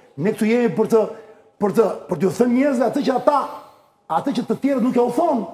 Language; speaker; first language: Albanian; native; Albanian